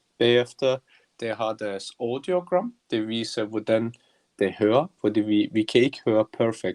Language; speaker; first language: Danish; non-native, learner; Turkish